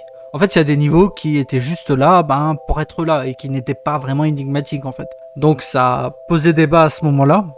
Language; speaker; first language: French; native; French